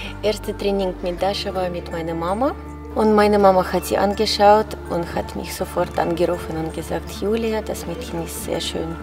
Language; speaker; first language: German; non-native, fluent; Russian